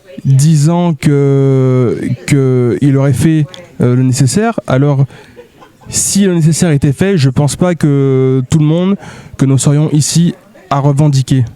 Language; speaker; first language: French; native; French